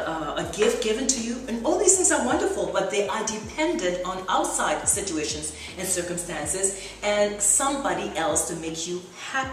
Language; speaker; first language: English; native; English